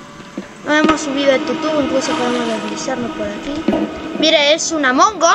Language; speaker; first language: Spanish; native; Spanish